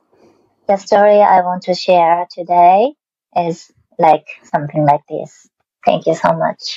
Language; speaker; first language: English; non-native, learner; Japanese